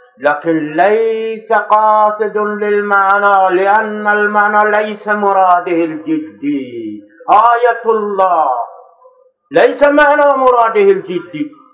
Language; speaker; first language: Arabic; non-native, fluent; Urdu